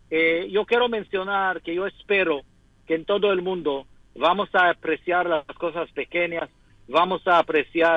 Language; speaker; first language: Spanish; non-native, fluent; Hebrew